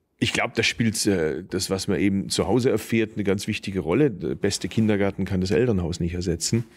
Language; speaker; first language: German; early bilingual, other home language; Turkish